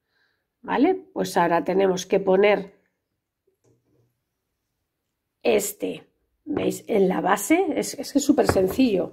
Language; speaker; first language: Spanish; native; Spanish